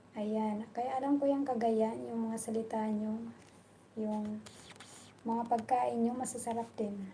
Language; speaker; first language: Filipino; non-native, local second language; Bikol